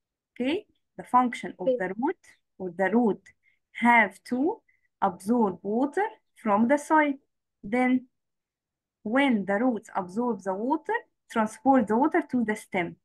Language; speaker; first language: English; non-native, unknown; Arabic